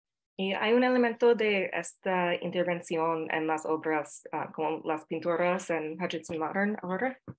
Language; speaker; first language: Spanish; non-native, fluent; English